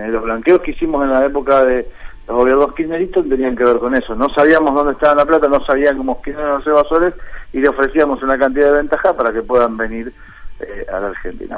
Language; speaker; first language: Spanish; native; Spanish